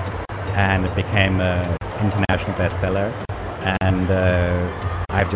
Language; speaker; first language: English; native; English